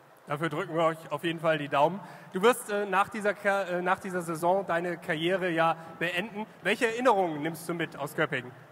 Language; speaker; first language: German; native; German